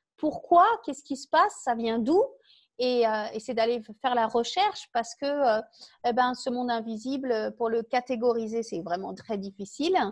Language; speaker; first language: French; native; French